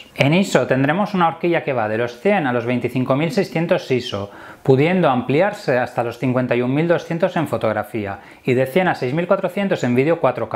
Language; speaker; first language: Spanish; native; Spanish